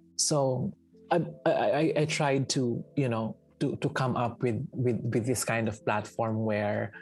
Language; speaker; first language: English; non-native, local second language; Filipino